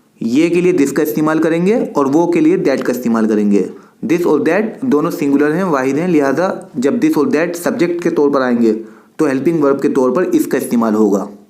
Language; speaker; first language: Urdu; native; Urdu